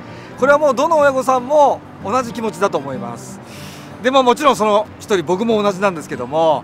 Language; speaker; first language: Japanese; native; Japanese